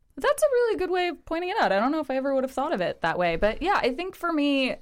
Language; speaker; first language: English; early bilingual, other home language; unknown